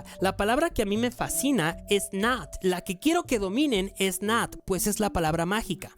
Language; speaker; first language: Spanish; native; Spanish